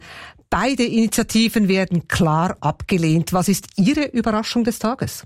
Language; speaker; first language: German; native; German